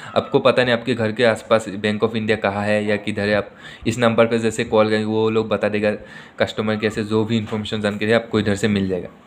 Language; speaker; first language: Hindi; native; Hindi